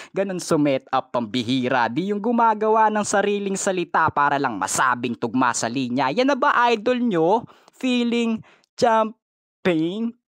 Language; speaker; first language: Filipino; non-native, local second language; Bikol